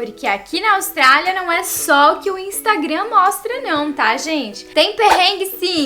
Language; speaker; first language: Portuguese; native; Portuguese